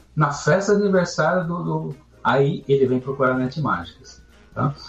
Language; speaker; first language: Portuguese; native; Portuguese